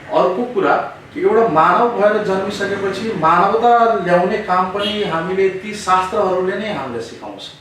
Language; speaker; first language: Nepali; non-native, local second language; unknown